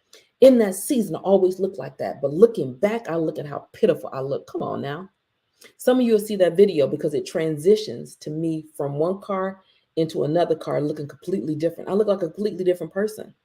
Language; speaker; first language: English; native; English